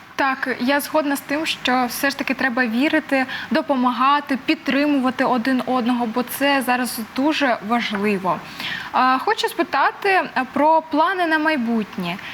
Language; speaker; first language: Ukrainian; native; Ukrainian